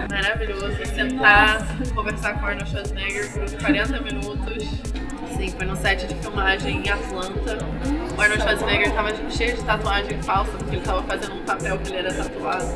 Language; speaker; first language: Portuguese; native; Portuguese